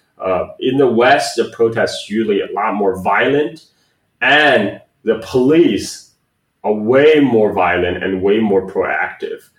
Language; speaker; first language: English; non-native, fluent; Chinese